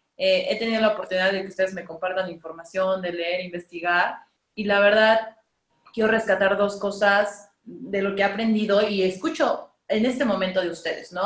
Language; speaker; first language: Spanish; native; Spanish